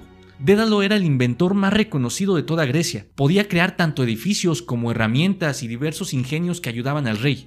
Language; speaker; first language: Spanish; native; Spanish